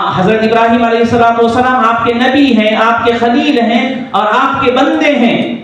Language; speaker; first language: Urdu; native; Urdu